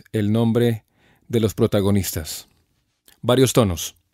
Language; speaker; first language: Spanish; native; Spanish